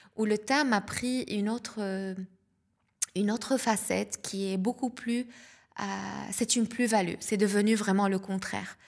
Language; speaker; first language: French; non-native, local second language; Arabic